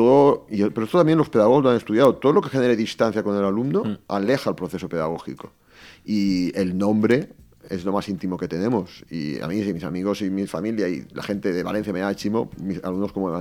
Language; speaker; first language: Spanish; native; Spanish